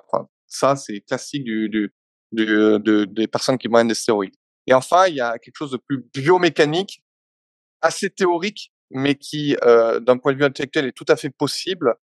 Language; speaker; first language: French; native; French